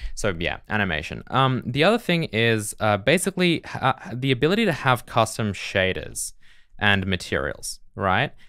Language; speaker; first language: English; native; English